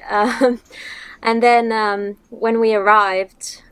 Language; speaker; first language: English; non-native, fluent; Italian